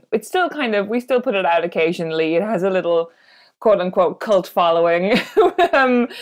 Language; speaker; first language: English; native; English